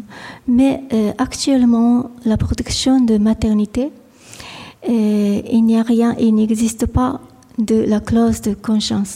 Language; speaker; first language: French; non-native, fluent; Japanese